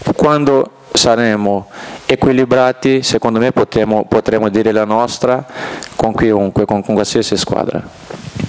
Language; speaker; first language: Italian; non-native, fluent; Portuguese